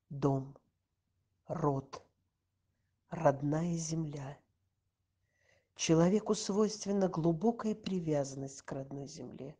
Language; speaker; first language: Russian; native; Russian